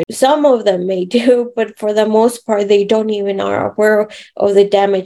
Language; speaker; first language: English; native; English